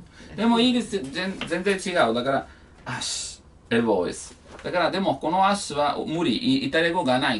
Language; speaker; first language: Japanese; non-native, learner; Italian